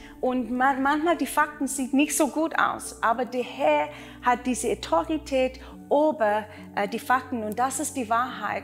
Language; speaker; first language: German; non-native, learner; Afrikaans